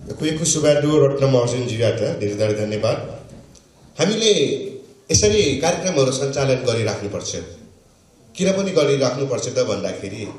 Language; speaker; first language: Nepali; non-native, local second language; Newari